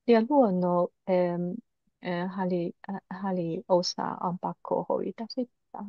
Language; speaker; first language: Finnish; non-native, learner; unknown